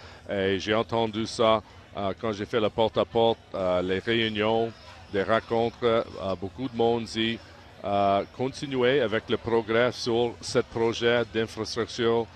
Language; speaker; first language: French; non-native, local second language; English